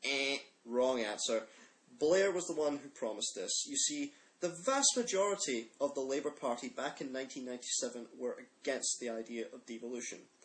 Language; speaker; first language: English; native; English